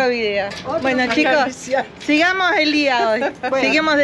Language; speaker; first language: Spanish; native; Spanish